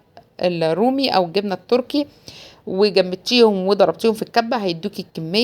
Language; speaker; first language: Arabic; native; Arabic